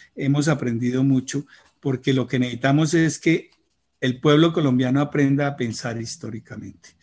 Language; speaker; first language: Spanish; native; Spanish